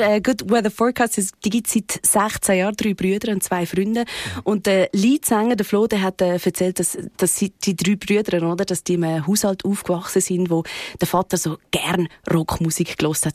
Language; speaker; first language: German; native; German